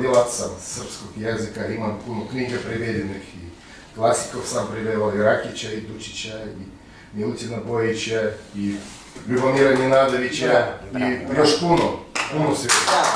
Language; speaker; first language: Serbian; non-native, fluent; Russian